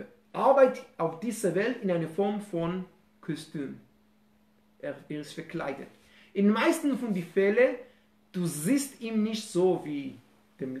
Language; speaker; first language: German; non-native, fluent; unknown